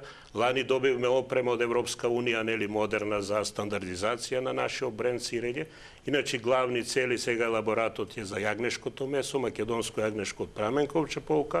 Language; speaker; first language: Macedonian; native; Macedonian